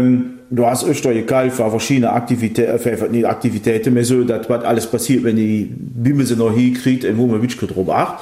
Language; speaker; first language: German; native; German